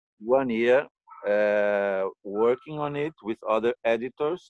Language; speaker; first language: English; non-native, learner; Portuguese